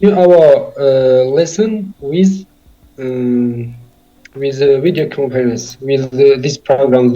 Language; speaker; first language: English; non-native, learner; Tajik